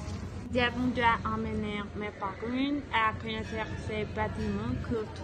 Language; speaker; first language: French; non-native, learner; Spanish